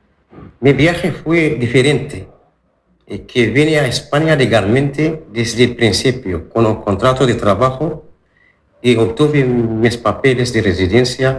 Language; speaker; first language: Spanish; non-native, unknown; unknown